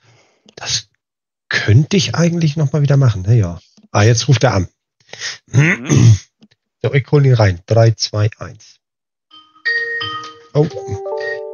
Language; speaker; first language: German; native; German